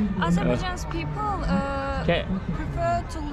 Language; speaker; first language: English; non-native, learner; Azerbaijani